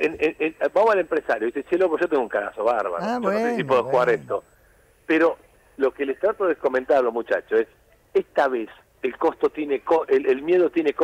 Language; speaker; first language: Spanish; native; Spanish